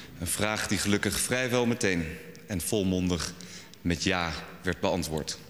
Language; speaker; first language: Dutch; native; Dutch